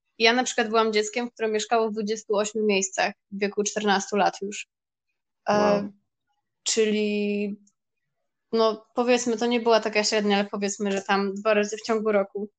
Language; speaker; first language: Polish; early bilingual, heritage; Polish